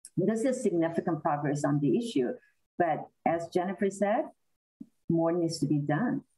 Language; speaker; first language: English; non-native, fluent; Korean